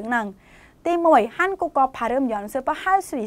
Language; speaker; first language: Korean; non-native, fluent; Khmer